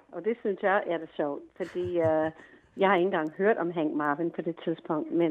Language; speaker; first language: Danish; non-native, fluent; English